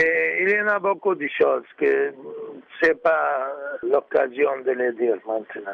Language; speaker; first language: French; non-native, learner; Arabic